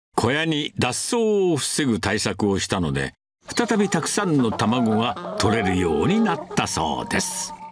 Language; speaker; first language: Japanese; native; Japanese